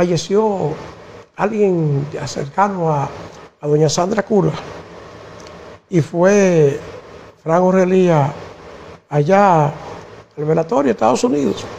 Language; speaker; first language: Spanish; native; Spanish